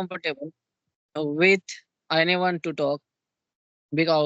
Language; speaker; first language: English; non-native, local second language; Hindi